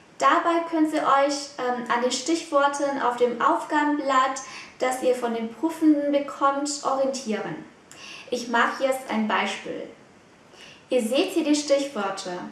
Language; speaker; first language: German; non-native, fluent; Vietnamese